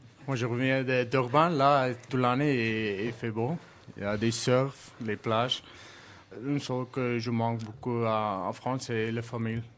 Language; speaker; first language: French; non-native, learner; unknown